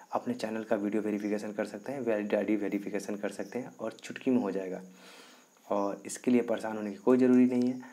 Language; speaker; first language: Hindi; native; Hindi